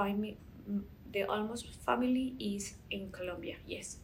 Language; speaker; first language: English; non-native, learner; Spanish